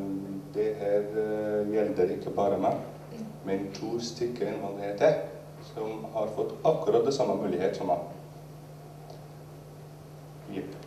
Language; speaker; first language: Norwegian; non-native, learner; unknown